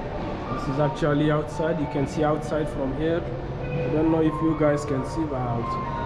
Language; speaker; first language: English; non-native, fluent; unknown